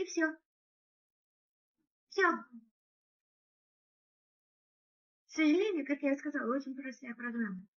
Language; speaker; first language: Russian; non-native, learner; English